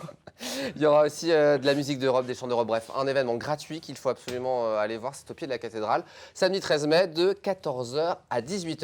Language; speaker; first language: French; native; French